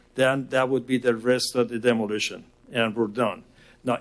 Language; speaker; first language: English; non-native, fluent; Persian